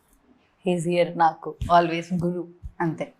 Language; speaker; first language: Telugu; non-native, learner; Malayalam